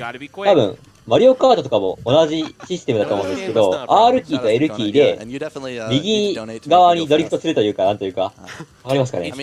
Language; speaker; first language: Japanese; native; Japanese